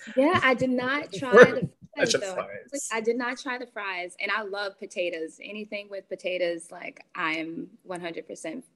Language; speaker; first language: English; native; English